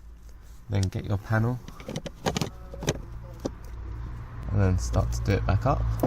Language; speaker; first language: English; native; English